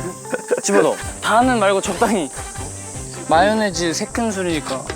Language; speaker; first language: Korean; native; Korean